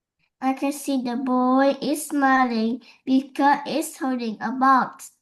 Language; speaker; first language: English; non-native, learner; Vietnamese